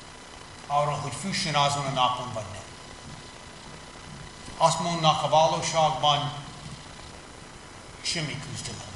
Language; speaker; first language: Hungarian; non-native, fluent; English